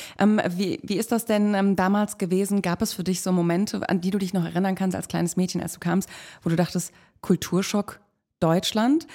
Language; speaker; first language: German; native; German